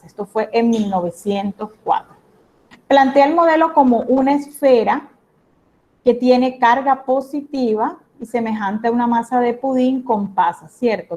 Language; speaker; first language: Spanish; native; Spanish